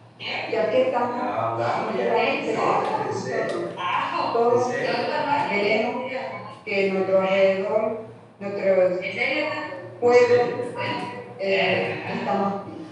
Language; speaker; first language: Spanish; non-native, local second language; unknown